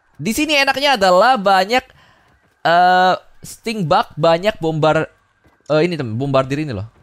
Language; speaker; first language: Indonesian; native; Indonesian